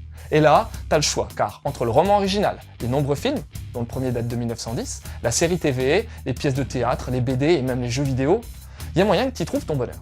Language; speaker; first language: French; native; French